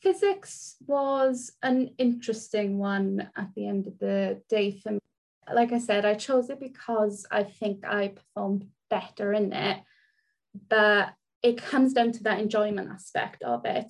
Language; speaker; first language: English; non-native, local second language; Welsh